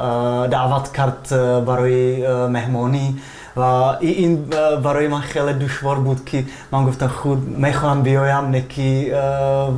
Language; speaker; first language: Persian; non-native, fluent; Czech